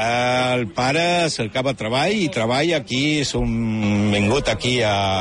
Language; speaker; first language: Catalan; early bilingual, heritage; French